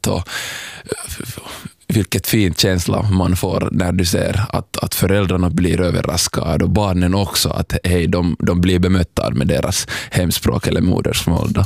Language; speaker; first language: Swedish; non-native, local second language; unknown